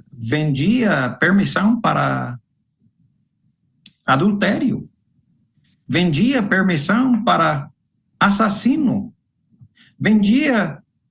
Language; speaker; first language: Portuguese; non-native, fluent; English